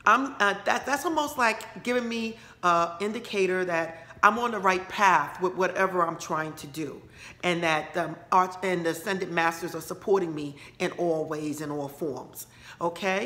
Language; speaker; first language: English; native; English